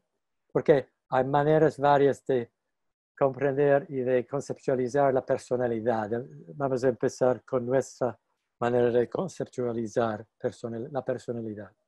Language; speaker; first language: Spanish; non-native, fluent; English